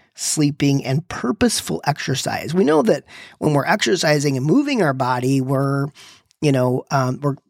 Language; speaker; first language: English; native; English